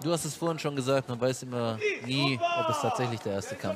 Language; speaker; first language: German; native; German